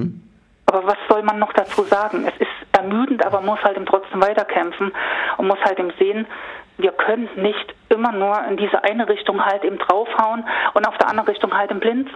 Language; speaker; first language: German; native; German